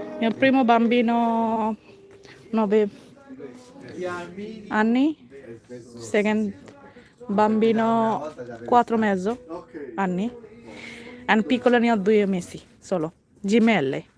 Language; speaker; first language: Italian; non-native, learner; Bangla